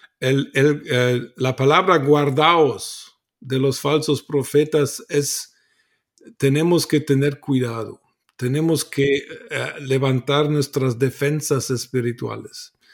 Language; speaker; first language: Spanish; non-native, fluent; German